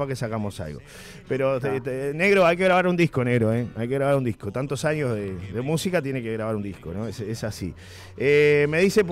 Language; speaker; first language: Spanish; native; Spanish